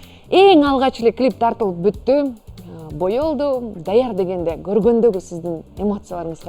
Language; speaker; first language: Kyrgyz; native; Kyrgyz